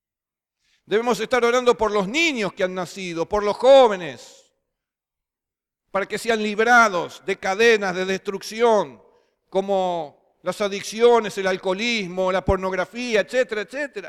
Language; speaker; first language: Spanish; native; Spanish